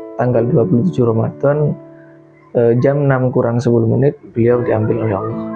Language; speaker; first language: Indonesian; non-native, local second language; Madurese